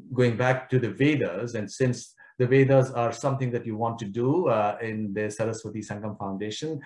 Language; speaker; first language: English; non-native, local second language; Kashmiri